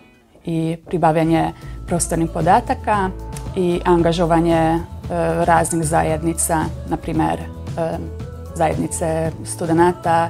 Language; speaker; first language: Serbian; non-native, local second language; Hungarian